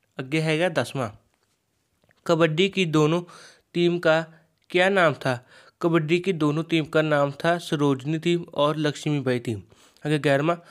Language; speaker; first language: Hindi; non-native, local second language; Punjabi